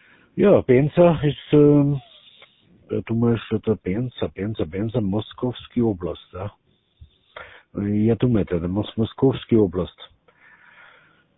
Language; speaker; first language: Russian; non-native, learner; German